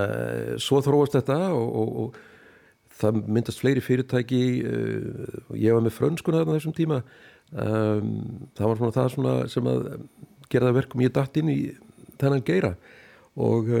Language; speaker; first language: Icelandic; native; Icelandic